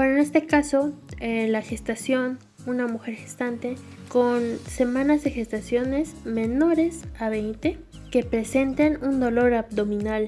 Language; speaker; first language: Spanish; native; Spanish